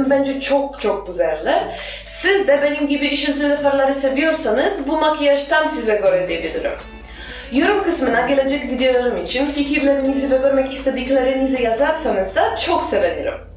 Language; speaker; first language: Turkish; non-native, fluent; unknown